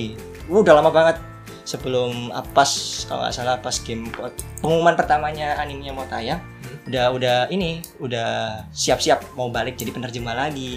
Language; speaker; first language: Indonesian; native; Indonesian